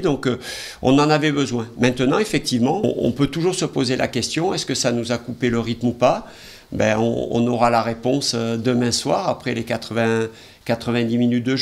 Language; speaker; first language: French; native; French